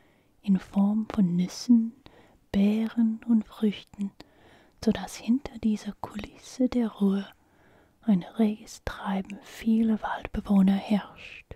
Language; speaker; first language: German; non-native, fluent; English